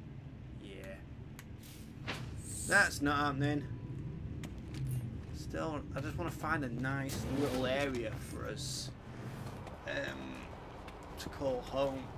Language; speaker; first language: English; native; English